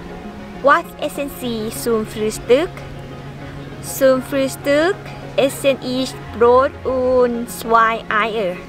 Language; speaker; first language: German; non-native, learner; Thai